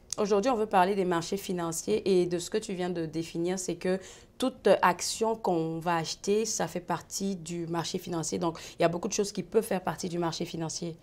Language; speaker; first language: French; native; French